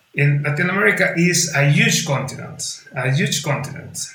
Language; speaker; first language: English; non-native, fluent; Italian